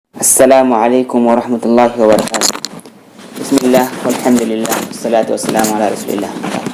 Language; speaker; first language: Urdu; native; Urdu